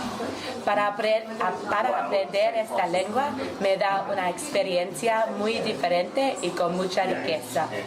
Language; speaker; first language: Spanish; non-native, learner; English